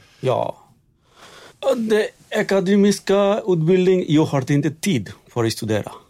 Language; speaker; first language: Swedish; non-native, learner; Bangla